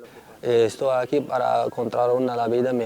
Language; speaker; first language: Spanish; non-native, learner; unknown